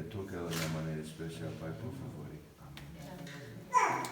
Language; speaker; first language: Portuguese; non-native, fluent; English